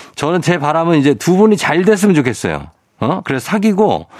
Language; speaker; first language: Korean; native; Korean